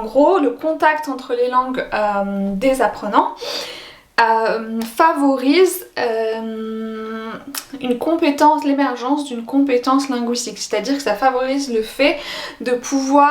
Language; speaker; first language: French; native; French